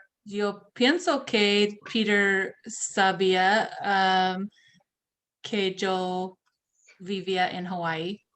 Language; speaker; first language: Spanish; non-native, learner; English